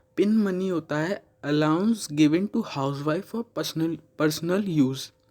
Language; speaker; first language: Hindi; native; Hindi